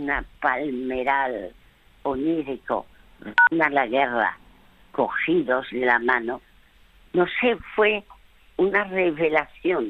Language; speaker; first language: Spanish; early bilingual, other home language; French